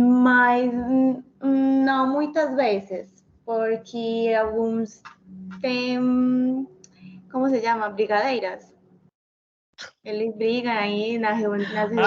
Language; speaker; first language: Portuguese; non-native, learner; Spanish